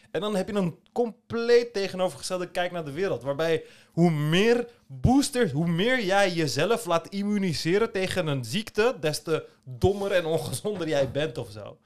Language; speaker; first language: Dutch; early bilingual, other home language; Turkish